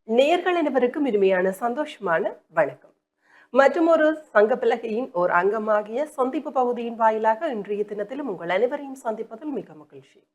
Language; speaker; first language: Tamil; native; Tamil